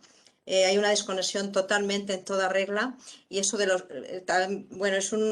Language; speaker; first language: Spanish; native; Spanish